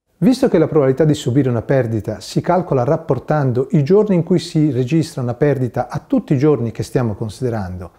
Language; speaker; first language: Italian; native; Italian